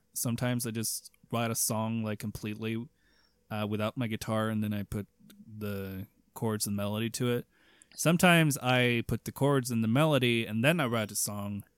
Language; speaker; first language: English; non-native, fluent; Swedish